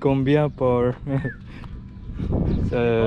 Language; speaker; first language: French; non-native, learner; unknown